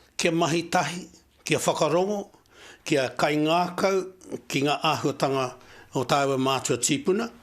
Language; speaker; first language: Māori; native; Māori